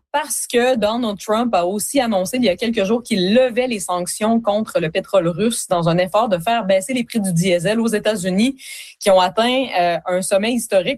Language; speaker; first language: French; native; French